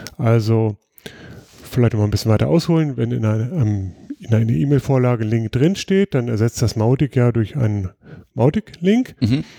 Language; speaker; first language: German; native; German